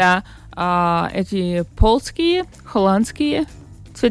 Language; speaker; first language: Russian; non-native, local second language; Latvian